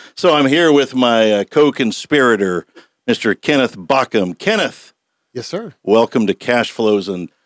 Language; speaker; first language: English; native; English